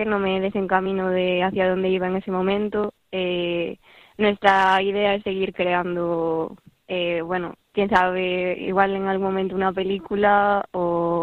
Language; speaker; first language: Spanish; native; Spanish